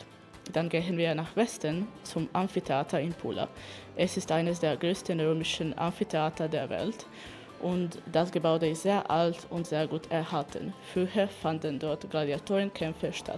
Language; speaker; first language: German; non-native, learner; Croatian